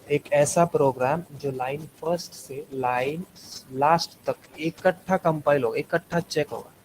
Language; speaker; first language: Hindi; non-native, local second language; Marathi